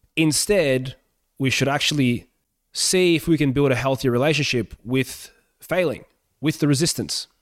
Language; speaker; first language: English; early bilingual, other home language; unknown